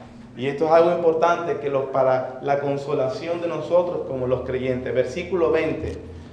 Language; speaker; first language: Spanish; native; Spanish